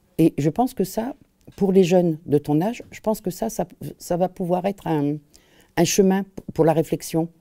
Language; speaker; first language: French; native; French